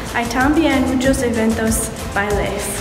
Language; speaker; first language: Spanish; non-native, learner; English